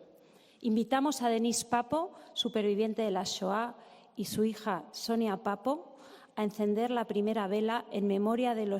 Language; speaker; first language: Spanish; native; Spanish